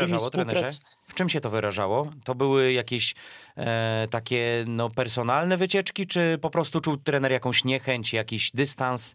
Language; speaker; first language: Polish; native; Polish